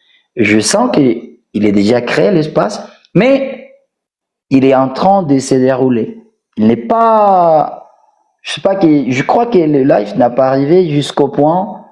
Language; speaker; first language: French; non-native, fluent; Spanish